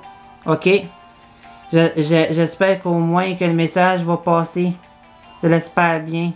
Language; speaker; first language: French; native; French